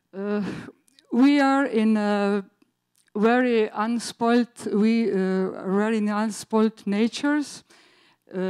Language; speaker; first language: English; non-native, learner; Slovenian